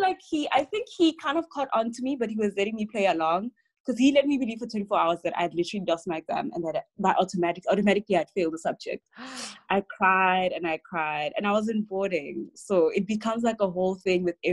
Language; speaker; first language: English; non-native, local second language; Tswana